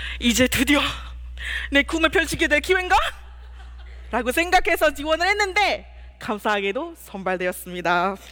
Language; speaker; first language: Korean; non-native, fluent; Malay